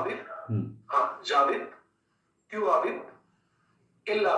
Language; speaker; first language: French; non-native, learner; Hindi